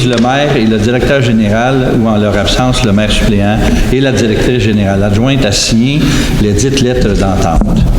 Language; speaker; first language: French; native; French